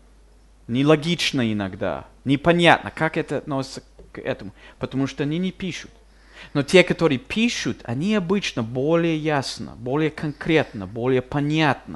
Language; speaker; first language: Russian; non-native, fluent; English